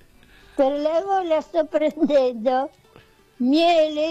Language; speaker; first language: Italian; early bilingual, heritage; Spanish